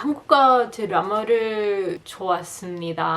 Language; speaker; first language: Korean; non-native, learner; English